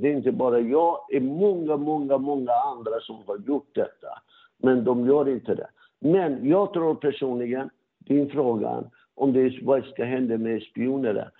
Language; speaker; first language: Swedish; non-native, fluent; Persian